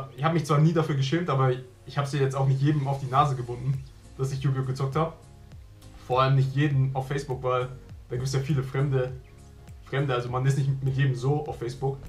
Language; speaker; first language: German; early bilingual, other home language; Vietnamese